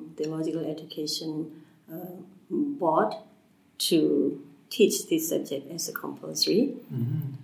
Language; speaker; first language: English; non-native, fluent; Burmese